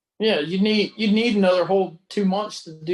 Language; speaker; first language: English; native; English